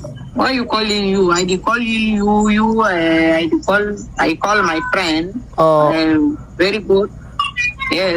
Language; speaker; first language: English; non-native, learner; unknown